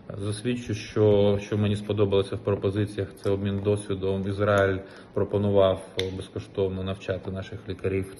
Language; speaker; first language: Ukrainian; native; Ukrainian